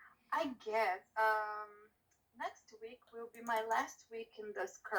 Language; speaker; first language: English; non-native, learner; Portuguese